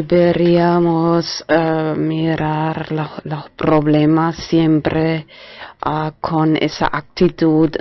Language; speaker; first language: Spanish; non-native, fluent; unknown